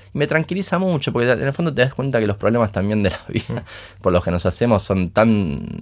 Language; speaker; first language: Spanish; early bilingual, other home language; Portuguese